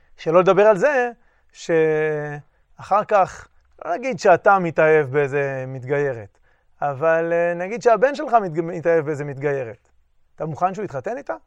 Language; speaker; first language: Hebrew; native; Hebrew